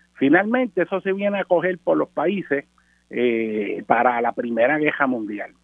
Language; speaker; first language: Spanish; native; Spanish